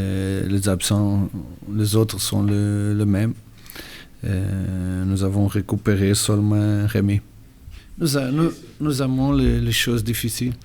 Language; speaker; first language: French; non-native, learner; Portuguese